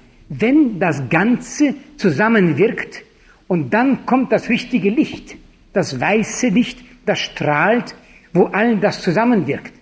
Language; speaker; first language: German; non-native, fluent; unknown